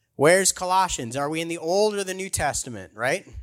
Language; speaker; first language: English; native; English